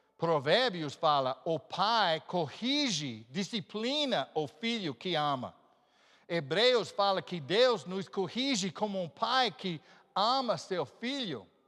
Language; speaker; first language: Portuguese; non-native, fluent; English